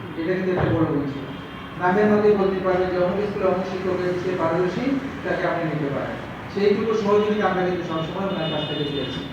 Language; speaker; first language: Bangla; native; Bangla